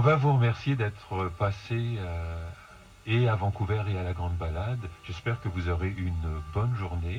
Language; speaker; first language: French; native; French